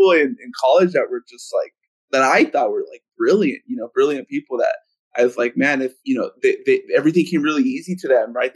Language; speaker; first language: English; early bilingual, other home language; Spanish